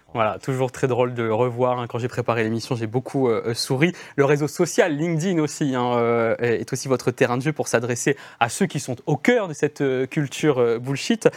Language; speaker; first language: French; native; French